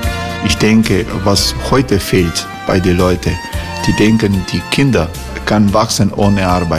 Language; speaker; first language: German; non-native, learner; Croatian